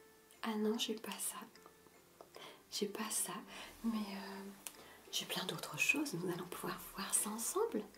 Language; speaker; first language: French; native; French